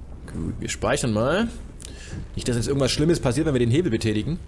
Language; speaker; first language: German; native; German